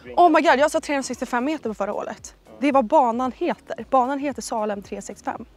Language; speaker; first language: Swedish; native; Swedish